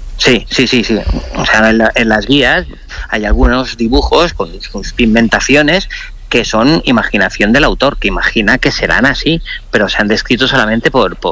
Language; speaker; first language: Spanish; non-native, local second language; Catalan